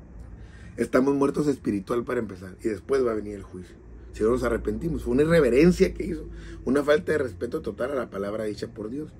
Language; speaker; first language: Spanish; native; Spanish